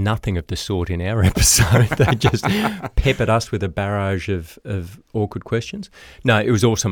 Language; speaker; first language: English; native; English